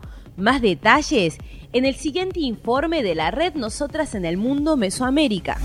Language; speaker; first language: Spanish; native; Spanish